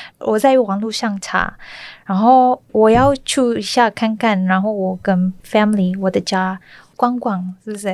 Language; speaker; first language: Chinese; non-native, learner; Malay